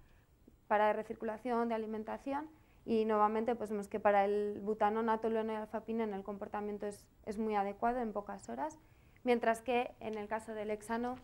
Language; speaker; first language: Spanish; native; Spanish